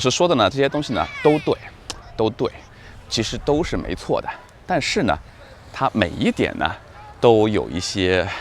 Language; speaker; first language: Chinese; native; Chinese